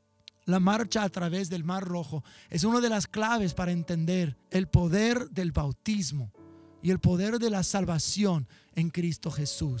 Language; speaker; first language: Spanish; non-native, fluent; English